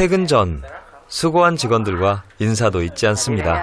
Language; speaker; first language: Korean; native; Korean